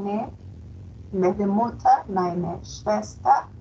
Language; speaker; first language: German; non-native, fluent; Spanish